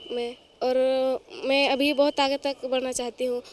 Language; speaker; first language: Hindi; native; Hindi